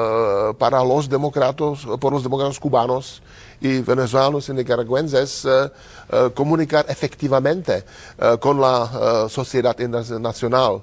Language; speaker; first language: Spanish; non-native, learner; Czech